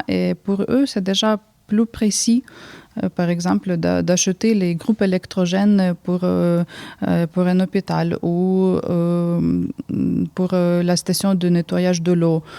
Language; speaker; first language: French; early bilingual, heritage; Ukrainian